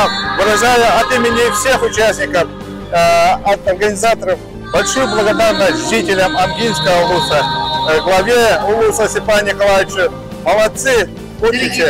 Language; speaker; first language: Russian; native; Russian